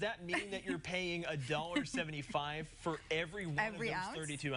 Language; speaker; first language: English; native; English